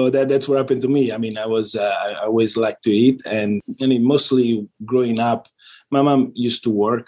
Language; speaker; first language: English; non-native, fluent; Italian